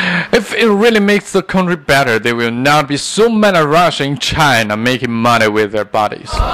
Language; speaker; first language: English; non-native, fluent; Chinese